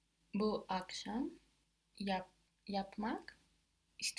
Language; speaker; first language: Turkish; non-native, learner; English